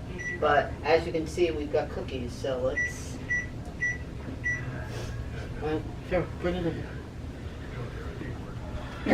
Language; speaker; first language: English; native; English